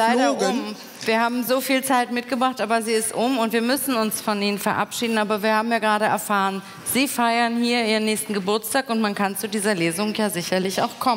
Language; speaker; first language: German; native; German